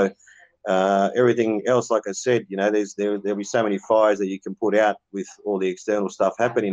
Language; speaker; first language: English; native; English